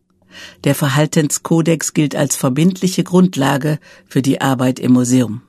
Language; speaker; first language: German; native; German